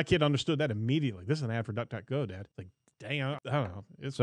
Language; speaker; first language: English; native; English